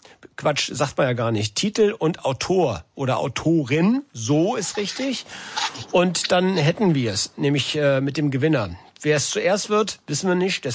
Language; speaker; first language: German; native; German